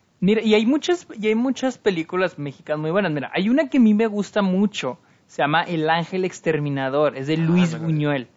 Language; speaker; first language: Spanish; native; Spanish